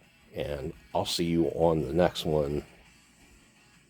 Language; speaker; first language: English; native; English